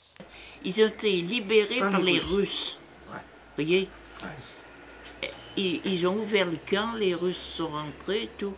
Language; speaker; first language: French; native; French